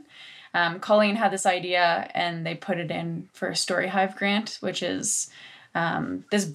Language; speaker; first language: English; native; English